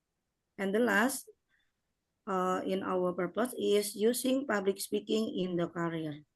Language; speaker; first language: English; non-native, learner; Indonesian